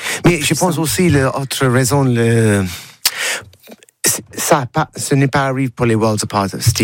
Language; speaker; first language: French; non-native, learner; English